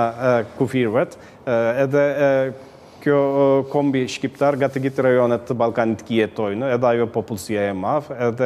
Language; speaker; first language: Albanian; early bilingual, heritage; Albanian